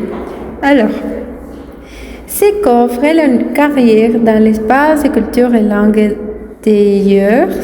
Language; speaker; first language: French; non-native, learner; Spanish